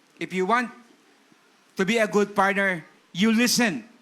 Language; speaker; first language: English; non-native, local second language; Filipino